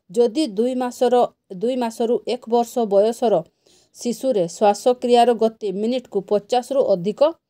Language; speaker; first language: Odia; non-native, local second language; Santali